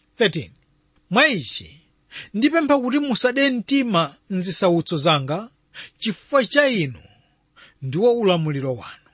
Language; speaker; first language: Nyanja; non-native, local second language; Tumbuka